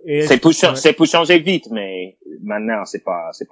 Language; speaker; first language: French; non-native, fluent; English